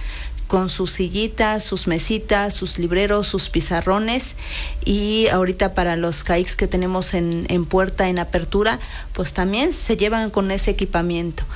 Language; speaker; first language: Spanish; native; Spanish